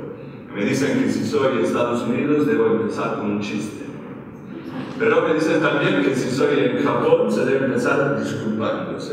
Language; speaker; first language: Spanish; non-native, fluent; Italian